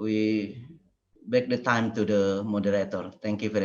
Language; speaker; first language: English; non-native, learner; Indonesian